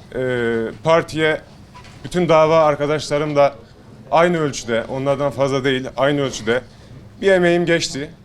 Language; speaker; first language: Turkish; native; Turkish